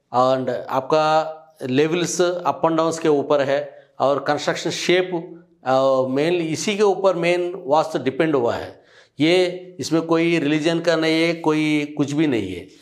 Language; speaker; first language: Hindi; non-native, local second language; Telugu